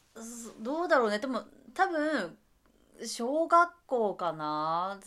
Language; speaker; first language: Japanese; non-native, fluent; Chinese